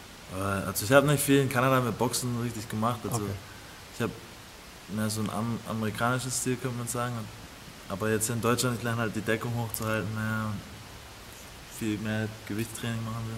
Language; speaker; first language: German; early bilingual, other home language; English